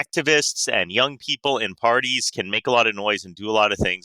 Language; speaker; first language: English; native; English